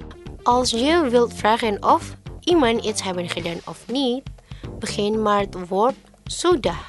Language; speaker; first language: Dutch; non-native, local second language; Indonesian